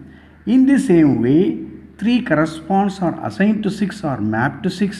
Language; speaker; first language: English; non-native, local second language; Tamil